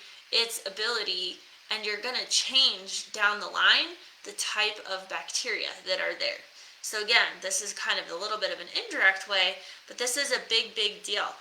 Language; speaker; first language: English; native; English